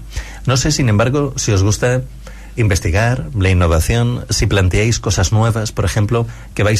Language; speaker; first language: Spanish; native; Spanish